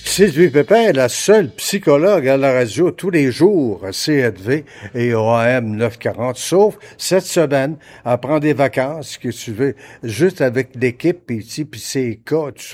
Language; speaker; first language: French; native; French